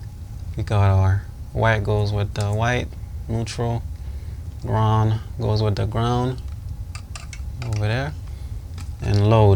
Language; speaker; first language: English; native; English